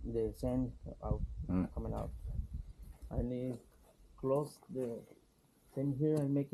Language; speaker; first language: English; non-native, learner; Spanish